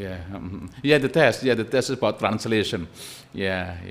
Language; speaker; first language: English; non-native, local second language; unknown